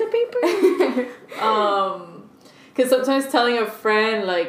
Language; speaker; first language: English; early bilingual, other home language; Spanish